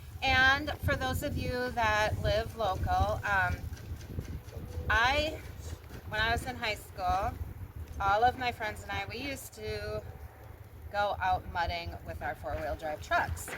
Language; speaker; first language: English; native; English